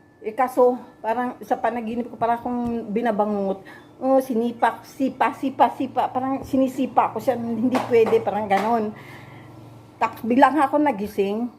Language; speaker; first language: Filipino; non-native, local second language; Cebuano